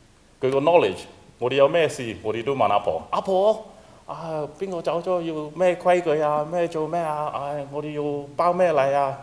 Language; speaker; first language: Cantonese; early bilingual, heritage; Cantonese